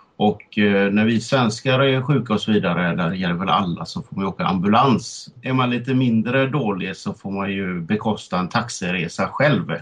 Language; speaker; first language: Swedish; native; Swedish